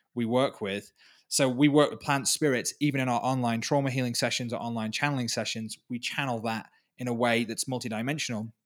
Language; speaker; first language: English; native; English